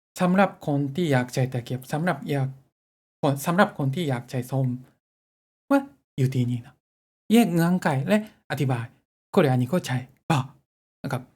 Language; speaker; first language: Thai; non-native, fluent; Japanese